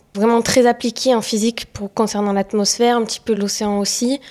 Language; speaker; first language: French; native; French